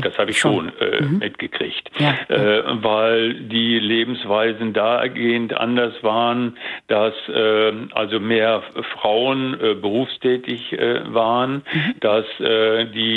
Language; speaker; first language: German; native; German